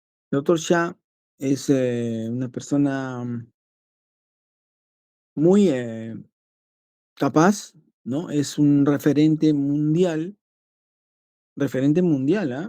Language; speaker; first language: Spanish; native; Spanish